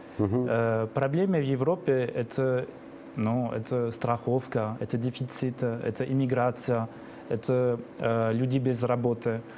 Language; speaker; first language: Russian; non-native, fluent; French